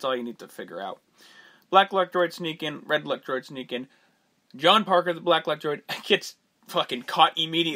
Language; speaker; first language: English; native; English